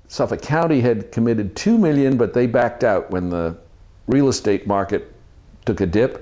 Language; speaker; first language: English; native; English